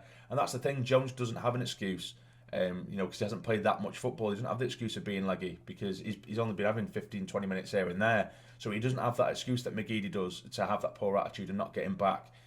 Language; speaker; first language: English; native; English